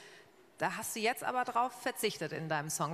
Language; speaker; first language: German; native; German